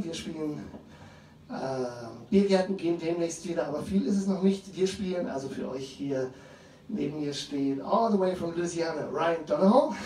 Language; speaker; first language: German; native; German